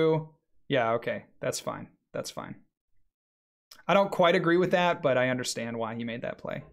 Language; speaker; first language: English; native; English